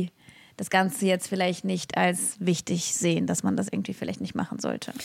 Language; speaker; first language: German; early bilingual, other home language; Russian